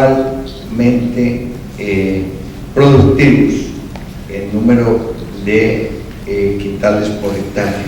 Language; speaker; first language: Spanish; native; Spanish